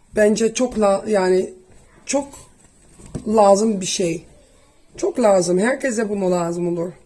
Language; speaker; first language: Turkish; early bilingual, heritage; Turkish